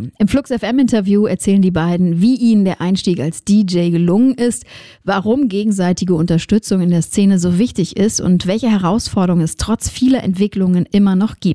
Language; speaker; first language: German; native; German